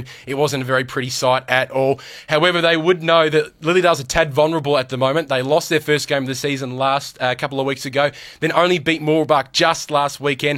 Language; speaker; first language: English; native; English